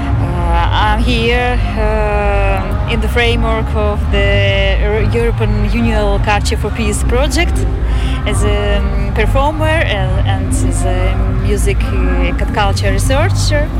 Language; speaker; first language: English; non-native, fluent; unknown